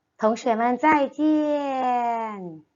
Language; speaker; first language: Chinese; non-native, fluent; Thai